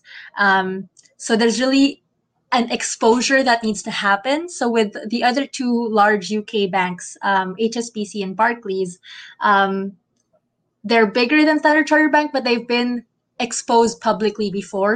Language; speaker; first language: English; non-native, local second language; Filipino